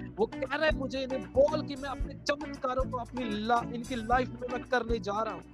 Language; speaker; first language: Hindi; non-native, local second language; Punjabi